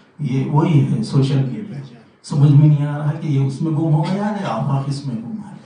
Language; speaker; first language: Urdu; native; Urdu